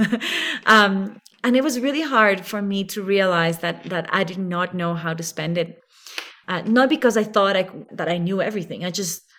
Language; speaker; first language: English; non-native, fluent; Spanish